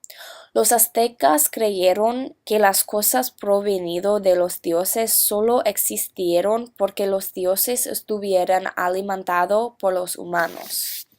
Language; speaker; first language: Spanish; non-native, learner; English